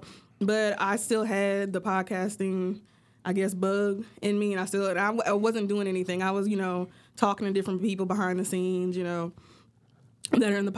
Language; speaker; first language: English; native; English